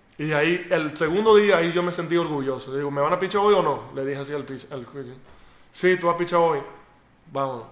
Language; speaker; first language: Spanish; early bilingual, heritage; Spanish